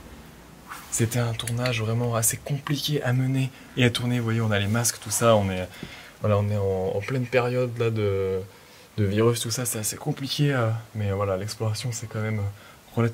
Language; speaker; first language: French; native; French